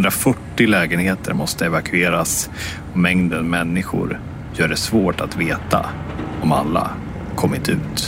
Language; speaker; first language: Swedish; native; Swedish